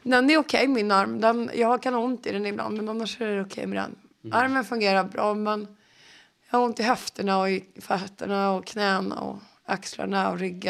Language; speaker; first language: Swedish; native; Swedish